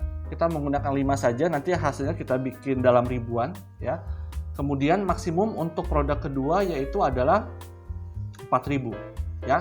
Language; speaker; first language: Indonesian; native; Indonesian